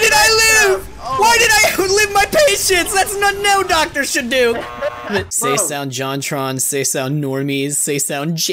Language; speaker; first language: English; native; English